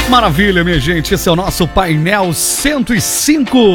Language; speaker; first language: Portuguese; native; Portuguese